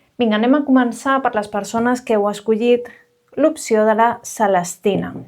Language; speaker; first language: Catalan; non-native, local second language; Spanish